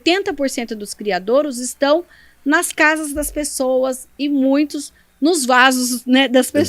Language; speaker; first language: Portuguese; native; Portuguese